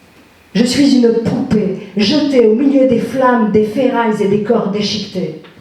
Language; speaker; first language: French; native; French